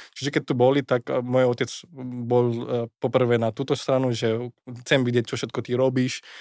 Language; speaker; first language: Slovak; non-native, fluent; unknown